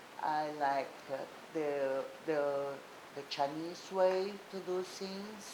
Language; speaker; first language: English; non-native, learner; Portuguese